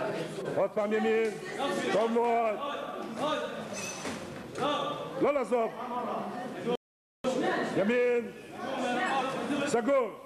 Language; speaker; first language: Hebrew; non-native, fluent; Russian